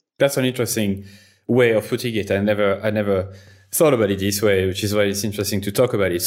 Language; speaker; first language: English; non-native, fluent; French